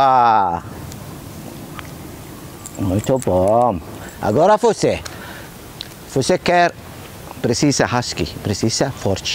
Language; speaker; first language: Portuguese; non-native, learner; Arabic